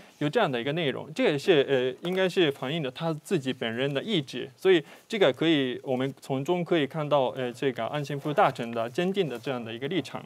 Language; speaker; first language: Chinese; non-native, fluent; Japanese